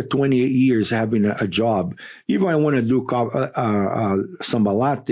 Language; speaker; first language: English; non-native, fluent; Portuguese